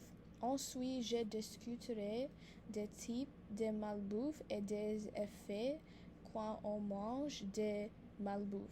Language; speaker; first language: French; non-native, learner; English